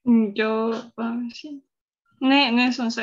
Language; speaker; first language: Korean; non-native, learner; Spanish